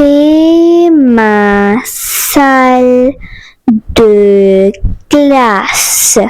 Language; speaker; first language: French; non-native, fluent; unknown